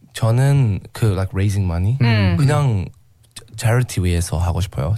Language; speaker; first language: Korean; non-native, learner; English